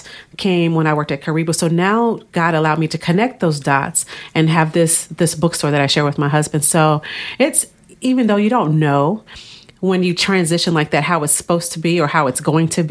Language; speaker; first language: English; native; English